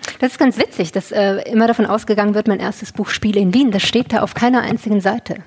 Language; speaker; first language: German; native; German